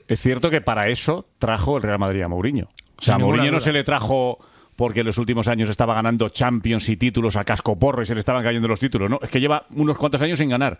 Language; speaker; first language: Spanish; native; Spanish